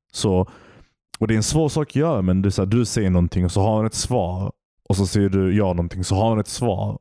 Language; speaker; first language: Swedish; early bilingual, other home language; Turkish